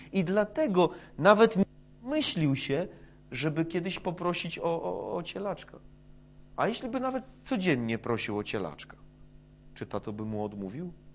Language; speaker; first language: Polish; non-native, fluent; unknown